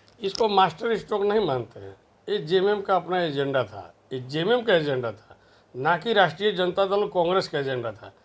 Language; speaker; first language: Hindi; native; Hindi